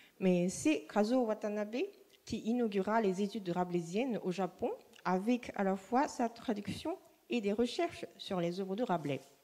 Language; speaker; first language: French; non-native, fluent; Japanese